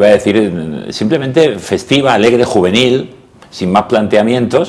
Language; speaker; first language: Spanish; native; Spanish